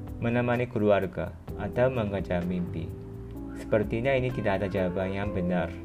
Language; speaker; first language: Indonesian; non-native, fluent; Japanese